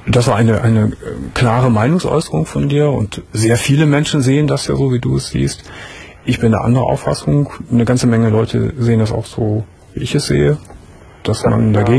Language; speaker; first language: German; native; German